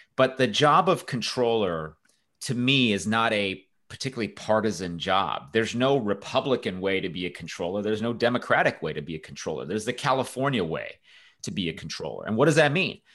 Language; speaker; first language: English; native; English